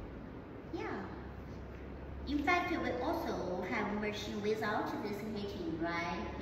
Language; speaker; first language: English; non-native, learner; Chinese